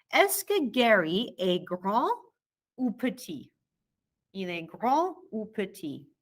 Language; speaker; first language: French; non-native, fluent; English